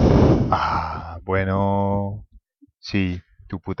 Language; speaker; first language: Spanish; non-native, fluent; English